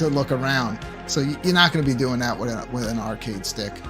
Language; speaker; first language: English; native; English